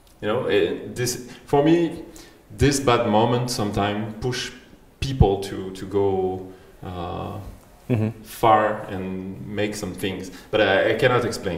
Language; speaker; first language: English; non-native, fluent; French